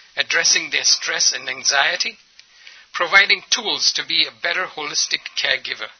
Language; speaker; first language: English; early bilingual, other home language; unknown